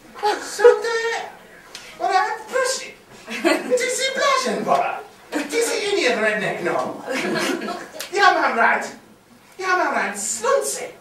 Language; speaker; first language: Czech; non-native, learner; English